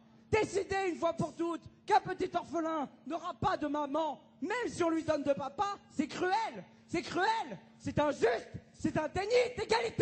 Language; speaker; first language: French; native; French